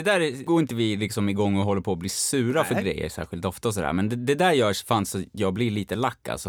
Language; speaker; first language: Swedish; native; Swedish